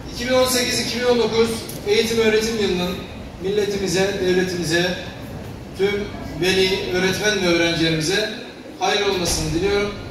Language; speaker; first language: Turkish; native; Turkish